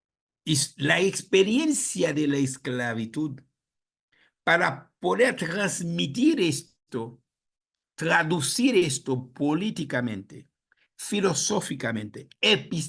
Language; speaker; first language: Spanish; non-native, fluent; Haitian Creole